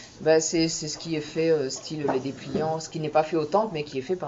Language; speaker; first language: French; native; French